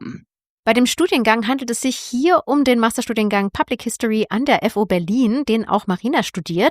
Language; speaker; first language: German; native; German